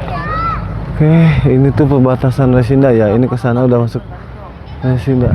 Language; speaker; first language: Indonesian; non-native, local second language; Sundanese